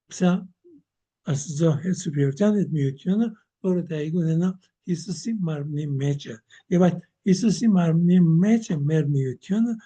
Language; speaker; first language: Armenian; early bilingual, heritage; Armenian